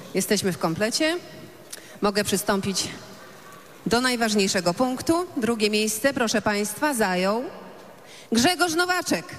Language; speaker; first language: Polish; native; Polish